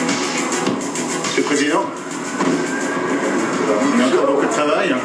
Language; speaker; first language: French; native; French